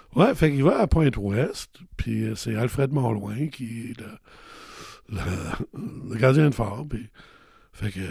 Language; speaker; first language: French; native; French